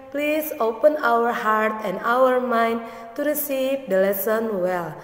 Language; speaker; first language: English; non-native, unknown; Indonesian